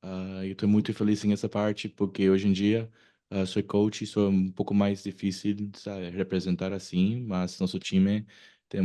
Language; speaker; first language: Portuguese; non-native, learner; English